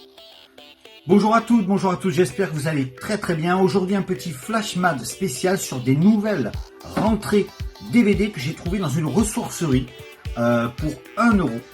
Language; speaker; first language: French; native; French